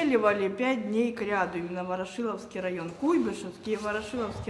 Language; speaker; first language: Russian; native; Russian